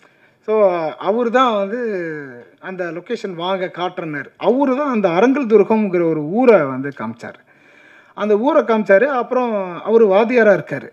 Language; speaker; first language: Tamil; native; Tamil